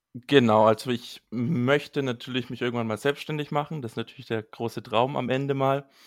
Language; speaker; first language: German; native; German